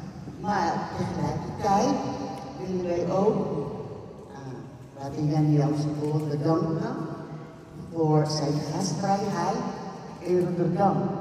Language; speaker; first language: Dutch; non-native, fluent; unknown